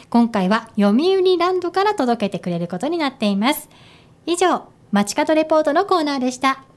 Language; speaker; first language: Japanese; native; Japanese